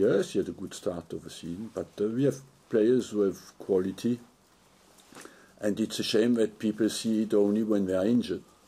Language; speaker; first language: English; non-native, fluent; French